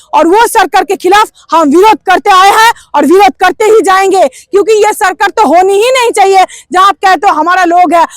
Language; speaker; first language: Hindi; non-native, local second language; Bangla